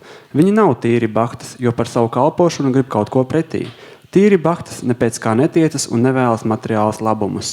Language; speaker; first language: Latvian; native; Latvian